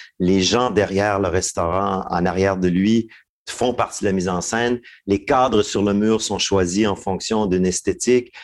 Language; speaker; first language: French; native; French